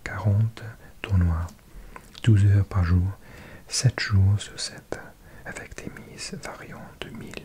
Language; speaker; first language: French; non-native, learner; English